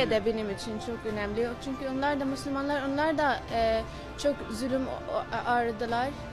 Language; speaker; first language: Turkish; non-native, learner; Arabic